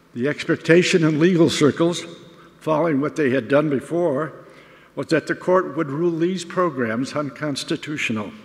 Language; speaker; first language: English; native; English